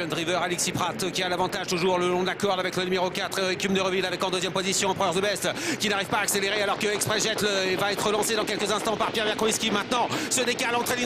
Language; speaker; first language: French; native; French